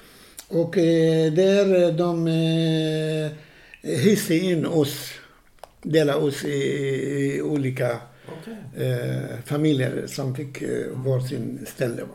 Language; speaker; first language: Swedish; non-native, fluent; Arabic